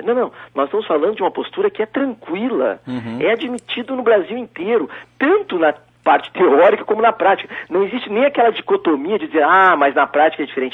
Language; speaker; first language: Portuguese; native; Portuguese